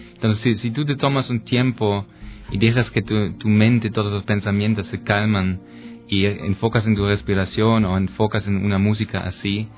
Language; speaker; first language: Spanish; non-native, fluent; German